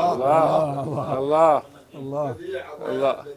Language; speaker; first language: Arabic; native; Arabic